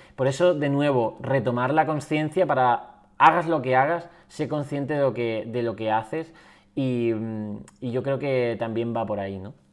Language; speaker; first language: Spanish; native; Spanish